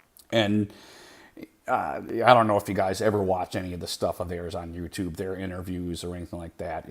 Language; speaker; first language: English; native; English